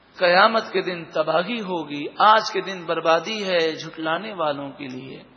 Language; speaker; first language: Urdu; native; Urdu